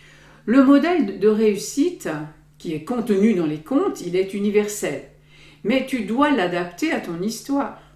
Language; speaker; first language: French; native; French